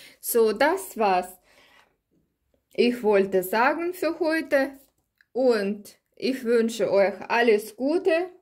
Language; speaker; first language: German; non-native, learner; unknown